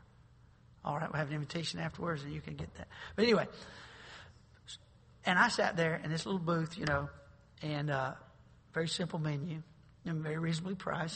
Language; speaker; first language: English; native; English